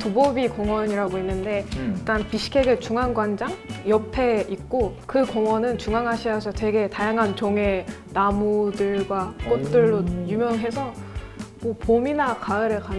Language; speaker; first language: Korean; non-native, fluent; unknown